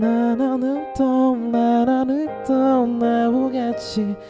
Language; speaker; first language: Korean; native; Korean